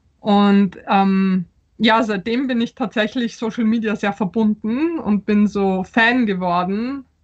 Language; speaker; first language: German; early bilingual, other home language; Polish